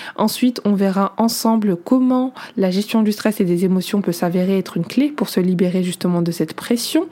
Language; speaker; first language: French; native; French